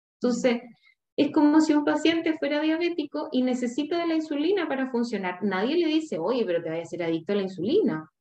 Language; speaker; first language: Spanish; native; Spanish